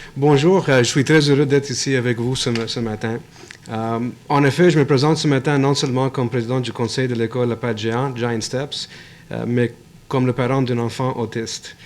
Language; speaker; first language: French; non-native, local second language; English